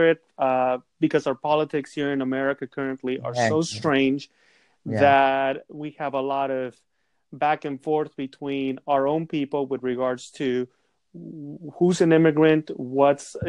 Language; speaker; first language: English; non-native, fluent; Spanish